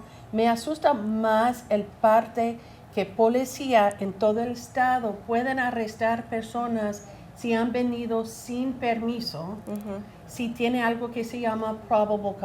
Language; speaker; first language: Spanish; non-native, learner; English